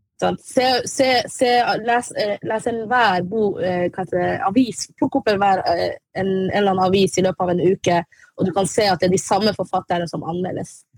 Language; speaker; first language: Norwegian; early bilingual, other home language; Arabic